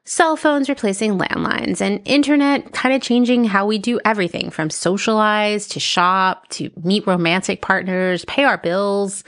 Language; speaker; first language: English; native; English